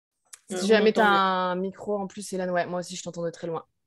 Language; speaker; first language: French; native; French